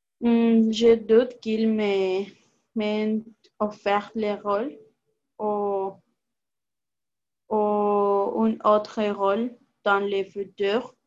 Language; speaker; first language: French; non-native, learner; Spanish